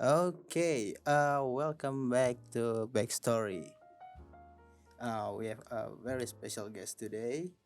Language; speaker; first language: English; non-native, learner; Indonesian